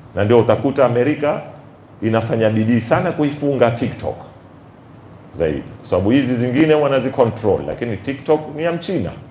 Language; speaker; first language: Swahili; native; Swahili